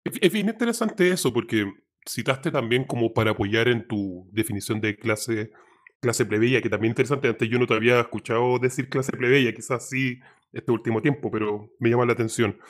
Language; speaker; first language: Spanish; native; Spanish